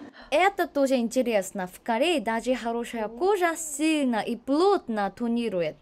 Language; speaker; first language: Russian; non-native, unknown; Korean